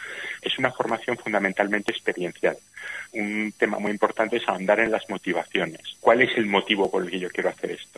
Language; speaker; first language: Spanish; native; Spanish